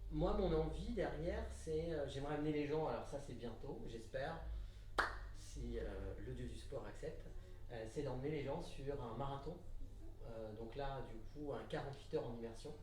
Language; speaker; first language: French; native; French